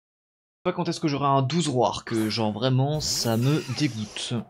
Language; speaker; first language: French; native; French